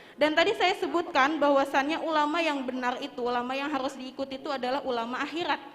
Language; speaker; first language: Indonesian; native; Indonesian